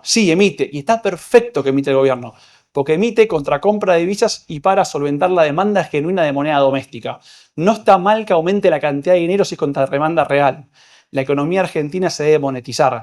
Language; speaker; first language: Spanish; native; Spanish